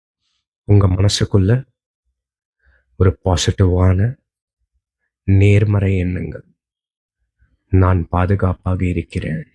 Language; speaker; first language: Tamil; native; Tamil